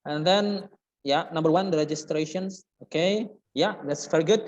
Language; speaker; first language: English; non-native, fluent; Indonesian